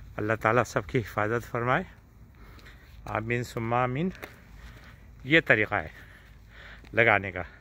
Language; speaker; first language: Urdu; native; Urdu